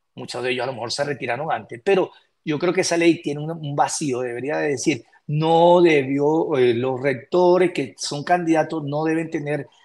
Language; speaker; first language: Spanish; native; Spanish